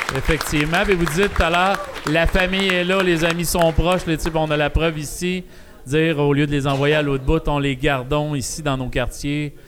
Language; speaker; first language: French; native; French